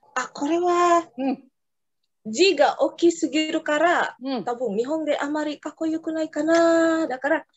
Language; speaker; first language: Japanese; non-native, learner; Indonesian